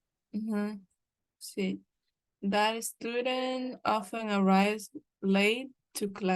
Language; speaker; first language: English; non-native, learner; Spanish